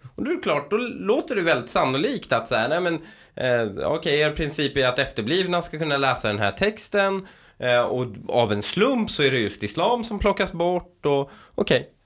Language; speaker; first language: Swedish; early bilingual, other home language; Persian